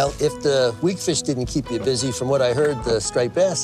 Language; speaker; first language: English; native; English